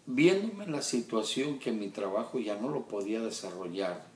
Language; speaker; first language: Spanish; early bilingual, heritage; Spanish